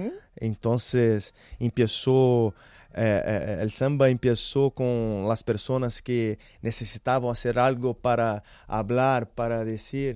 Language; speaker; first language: Spanish; non-native, learner; Portuguese